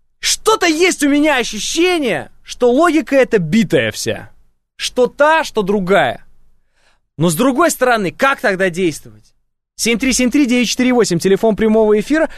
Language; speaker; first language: Russian; native; Russian